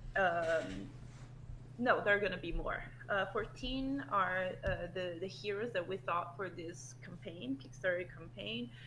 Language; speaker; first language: English; non-native, fluent; Italian